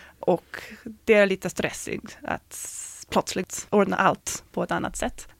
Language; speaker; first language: Swedish; non-native, fluent; English